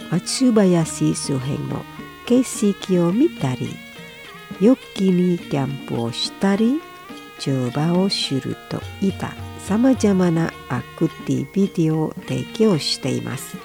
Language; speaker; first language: Japanese; non-native, fluent; Indonesian